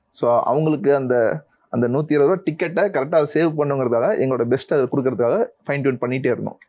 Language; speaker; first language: Tamil; native; Tamil